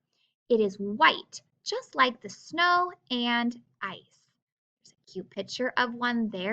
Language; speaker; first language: English; native; English